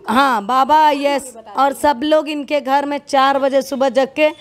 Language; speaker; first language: Hindi; native; Hindi